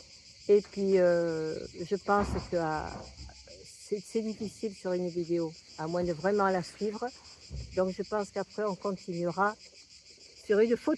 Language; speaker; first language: French; native; French